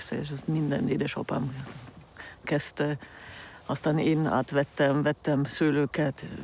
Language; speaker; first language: Hungarian; early bilingual, heritage; Hungarian